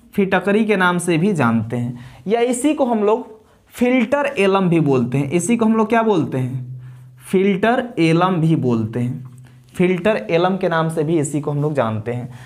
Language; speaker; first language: Hindi; native; Hindi